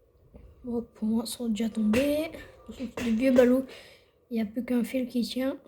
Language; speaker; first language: French; native; French